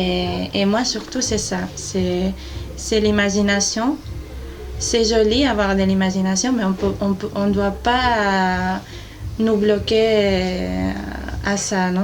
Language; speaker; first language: French; non-native, fluent; Spanish